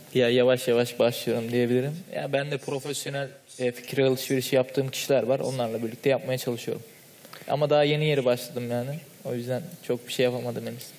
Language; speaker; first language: Turkish; native; Turkish